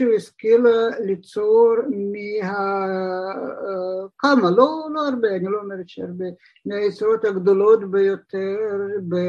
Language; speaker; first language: Hebrew; non-native, fluent; Russian